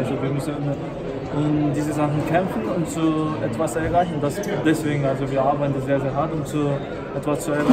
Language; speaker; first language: German; non-native, fluent; Korean